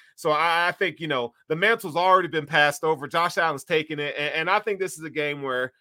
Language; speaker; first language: English; native; English